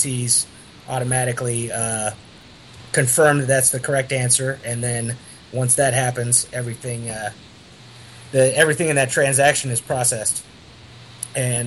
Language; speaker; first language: English; native; English